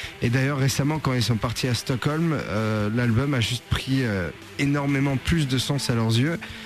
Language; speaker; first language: French; native; French